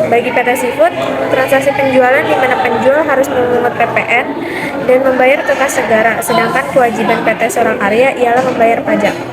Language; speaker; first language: Indonesian; native; Indonesian